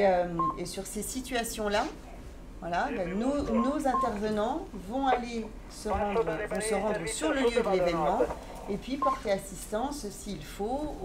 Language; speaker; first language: French; native; French